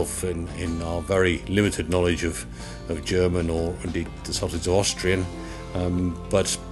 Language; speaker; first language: English; native; English